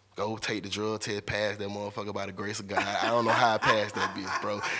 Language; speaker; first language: English; native; English